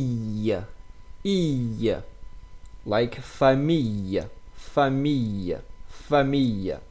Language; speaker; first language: French; non-native, fluent; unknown